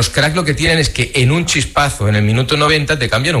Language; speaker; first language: Spanish; native; Spanish